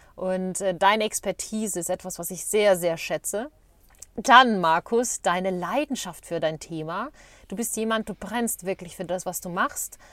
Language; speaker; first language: German; early bilingual, other home language; Bosnian